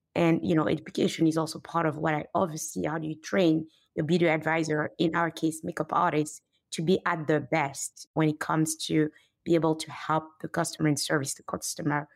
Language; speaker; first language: English; non-native, fluent; French